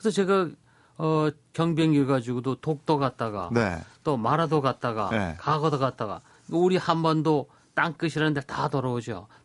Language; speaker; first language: Korean; native; Korean